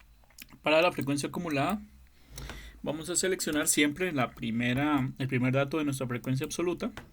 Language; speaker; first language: Spanish; native; Spanish